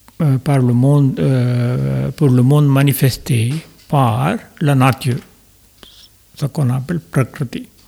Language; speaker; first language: French; non-native, fluent; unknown